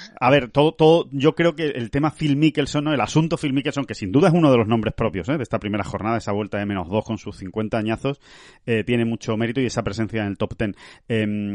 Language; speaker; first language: Spanish; native; Spanish